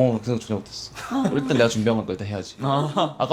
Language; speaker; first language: Korean; native; Korean